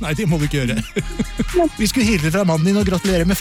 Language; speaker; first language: Norwegian; native; Norwegian